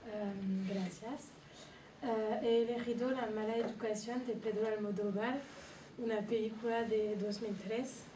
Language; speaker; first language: Spanish; non-native, learner; French